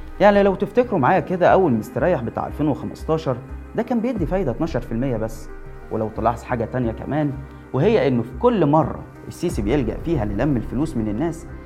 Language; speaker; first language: Arabic; native; Arabic